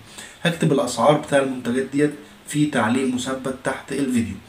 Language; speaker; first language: Arabic; native; Arabic